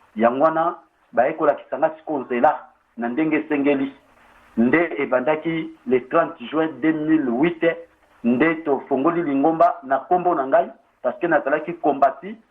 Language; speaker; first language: Lingala; non-native, local second language; Kongo